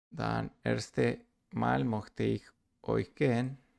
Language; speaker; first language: German; non-native, learner; Spanish